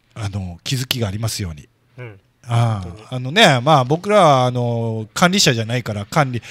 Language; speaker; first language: Japanese; native; Japanese